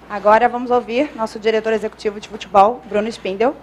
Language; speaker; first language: Portuguese; native; Portuguese